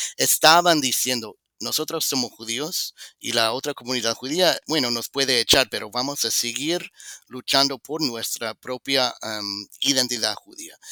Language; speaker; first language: Spanish; non-native, fluent; English